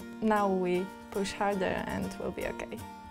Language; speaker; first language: English; non-native, learner; Polish